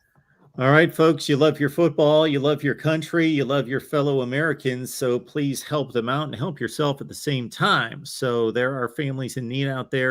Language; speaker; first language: English; native; English